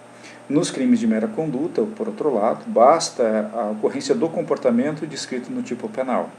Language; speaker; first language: Portuguese; native; Portuguese